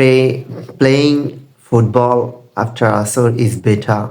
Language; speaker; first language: English; non-native, learner; Bangla